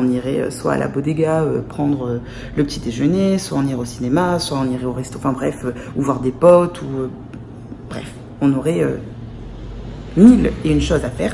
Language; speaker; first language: French; native; French